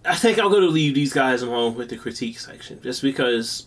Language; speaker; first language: English; native; English